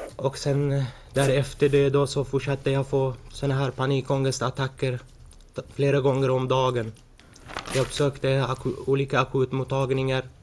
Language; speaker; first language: Swedish; early bilingual, other home language; Arabic